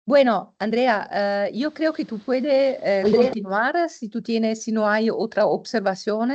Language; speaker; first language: Spanish; non-native, fluent; Italian